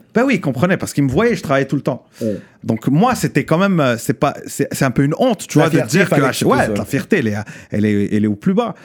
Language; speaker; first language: French; non-native, local second language; Arabic